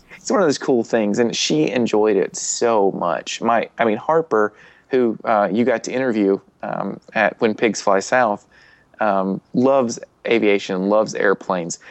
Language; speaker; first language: English; native; English